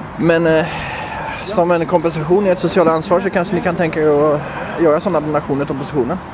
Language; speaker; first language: Swedish; native; Swedish